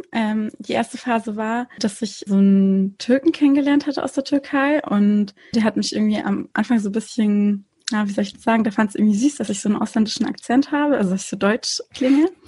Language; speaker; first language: German; early bilingual, other home language; Turkish